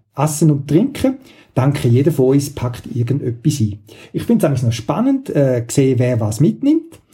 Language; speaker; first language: German; native; German